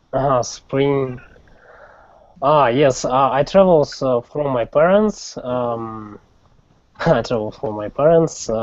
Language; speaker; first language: English; non-native, learner; Russian